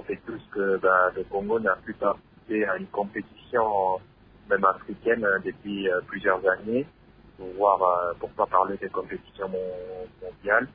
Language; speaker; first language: French; non-native, local second language; Lingala